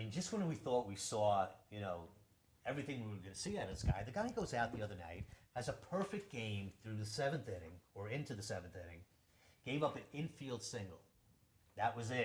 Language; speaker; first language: English; native; English